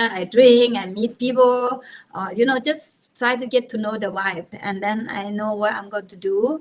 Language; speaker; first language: English; non-native, learner; Thai